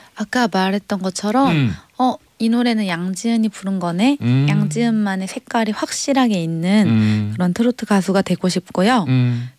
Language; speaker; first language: Korean; native; Korean